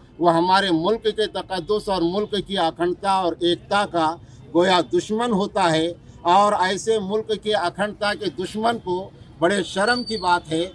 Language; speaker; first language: Urdu; native; Urdu